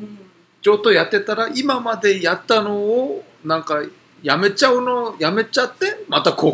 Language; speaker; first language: Japanese; non-native, fluent; Korean